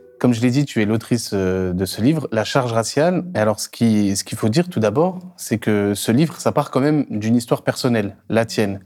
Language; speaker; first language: French; native; French